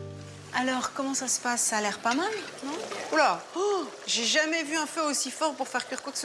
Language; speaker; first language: French; native; French